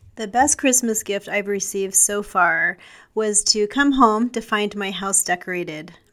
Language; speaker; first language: English; native; English